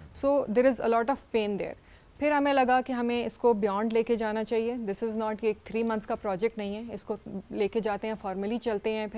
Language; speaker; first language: Urdu; native; Urdu